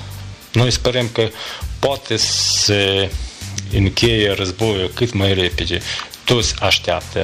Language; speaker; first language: Romanian; non-native, learner; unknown